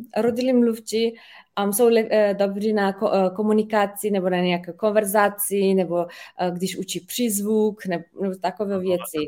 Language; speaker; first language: Czech; non-native, fluent; Slovenian